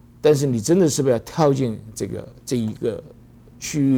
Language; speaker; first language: Chinese; native; Chinese